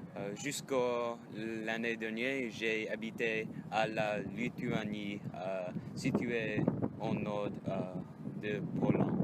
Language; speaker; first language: French; non-native, learner; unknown